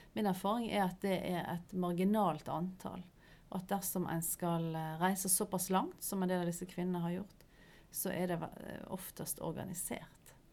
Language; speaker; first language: Norwegian; native; Norwegian